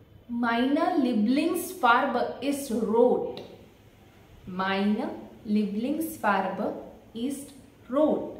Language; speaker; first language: German; non-native, fluent; Marathi